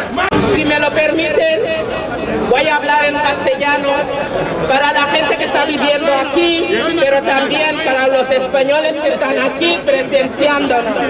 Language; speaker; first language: Spanish; non-native, fluent; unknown